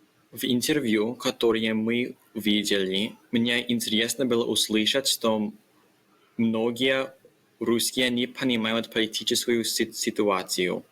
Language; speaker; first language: Russian; non-native, learner; English